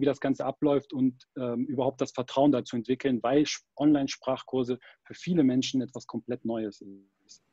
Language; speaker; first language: German; native; German